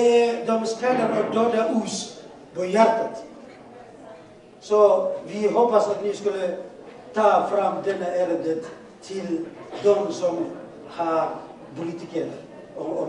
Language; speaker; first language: Swedish; non-native, learner; Somali